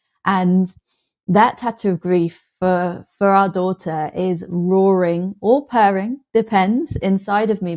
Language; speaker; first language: English; native; English